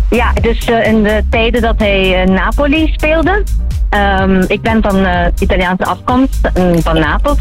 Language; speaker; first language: Dutch; early bilingual, other home language; Italian